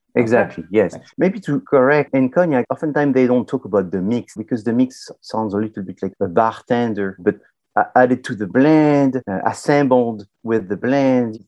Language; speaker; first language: English; non-native, fluent; French